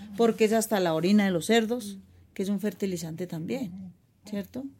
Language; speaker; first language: Spanish; native; Spanish